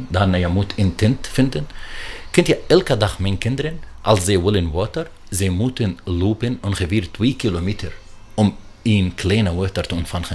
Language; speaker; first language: Dutch; non-native, learner; Arabic